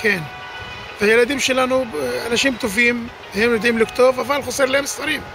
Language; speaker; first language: Hebrew; non-native, local second language; Arabic